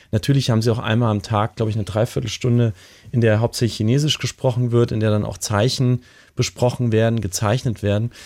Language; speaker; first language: German; native; German